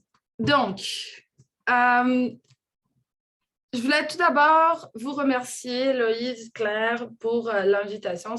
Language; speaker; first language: French; non-native, fluent; Portuguese